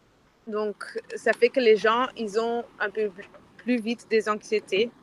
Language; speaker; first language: French; non-native, fluent; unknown